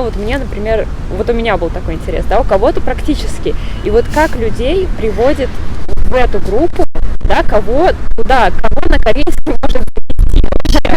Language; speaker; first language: Russian; native; Russian